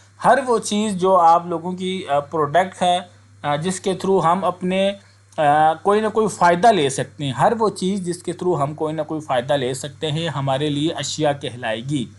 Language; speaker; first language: Urdu; non-native, local second language; Punjabi